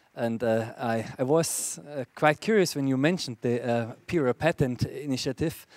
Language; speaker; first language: English; non-native, fluent; Dutch